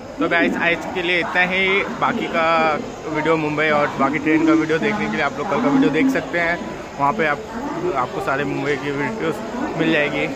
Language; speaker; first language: Hindi; native; Hindi